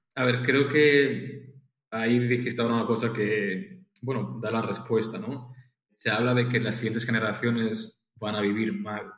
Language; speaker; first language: Spanish; native; Spanish